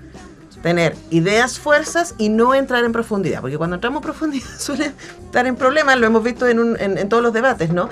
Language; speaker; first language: Spanish; native; Spanish